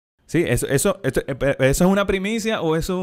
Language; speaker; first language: Spanish; native; Spanish